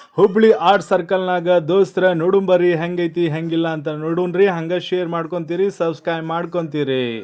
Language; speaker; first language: Kannada; native; Kannada